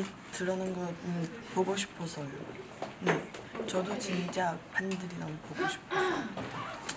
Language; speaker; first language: Korean; non-native, learner; Chinese